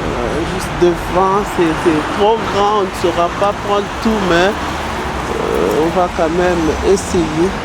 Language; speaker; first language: French; non-native, local second language; Lingala